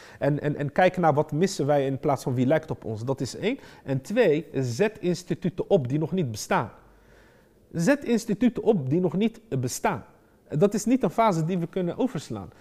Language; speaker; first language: Dutch; early bilingual, other home language; Arabic